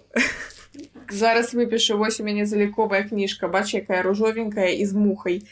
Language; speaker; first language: Belarusian; non-native, local second language; Russian